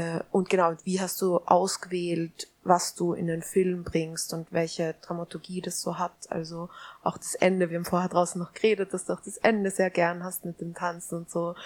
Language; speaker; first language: German; native; German